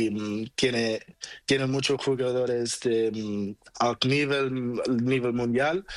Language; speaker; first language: Spanish; non-native, learner; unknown